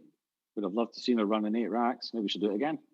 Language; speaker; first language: English; native; English